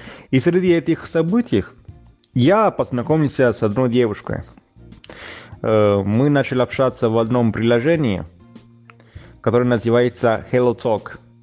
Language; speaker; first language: Russian; non-native, fluent; Italian